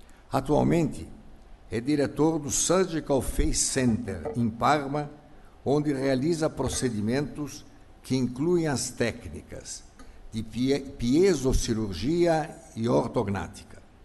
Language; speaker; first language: Portuguese; early bilingual, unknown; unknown